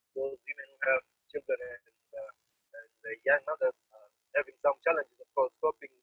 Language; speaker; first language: English; non-native, fluent; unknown